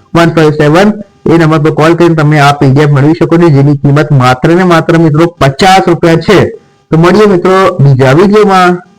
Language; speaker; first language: Gujarati; non-native, local second language; Marathi